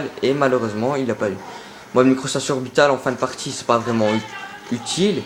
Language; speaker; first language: French; native; French